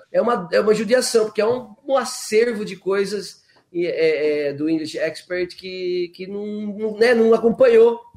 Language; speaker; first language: Portuguese; native; Portuguese